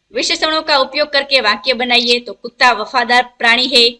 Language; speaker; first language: Hindi; non-native, local second language; Gujarati